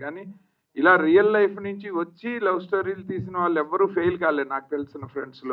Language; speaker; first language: Telugu; native; Telugu